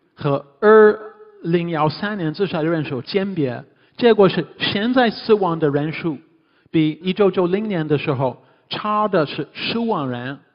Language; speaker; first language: Chinese; non-native, fluent; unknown